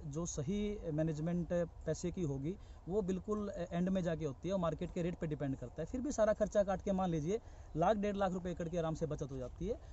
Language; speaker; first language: Hindi; native; Hindi